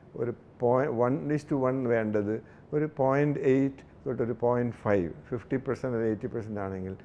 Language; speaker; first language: Malayalam; native; Malayalam